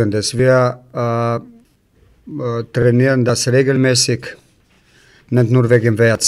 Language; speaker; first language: German; non-native, fluent; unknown